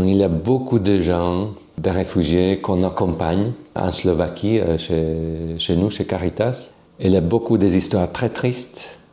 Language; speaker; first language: French; non-native, fluent; Slovak